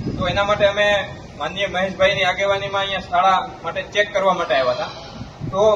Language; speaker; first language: Gujarati; native; Gujarati